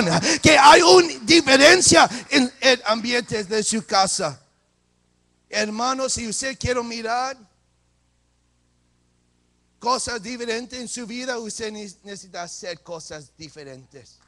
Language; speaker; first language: Spanish; early bilingual, heritage; English